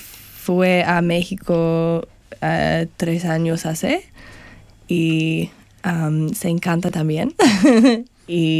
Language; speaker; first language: Spanish; non-native, learner; English